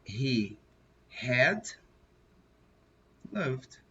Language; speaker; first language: English; non-native, fluent; Portuguese